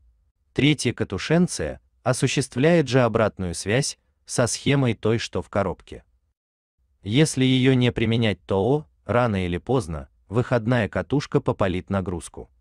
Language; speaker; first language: Russian; native; Russian